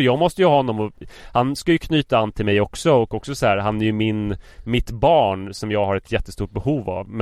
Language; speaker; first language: Swedish; native; Swedish